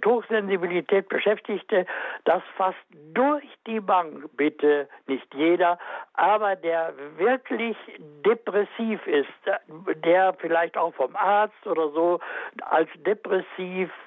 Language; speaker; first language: German; native; German